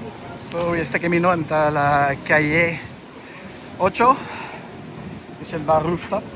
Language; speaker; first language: Spanish; non-native, learner; French